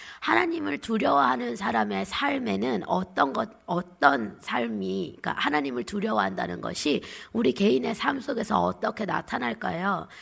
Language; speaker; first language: Korean; native; Korean